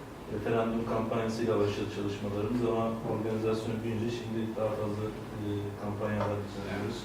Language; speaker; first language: Turkish; native; Turkish